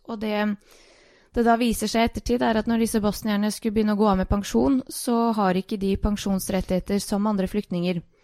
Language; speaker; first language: Norwegian; early bilingual, other home language; Bosnian